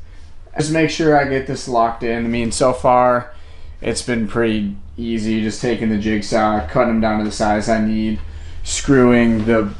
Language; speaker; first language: English; native; English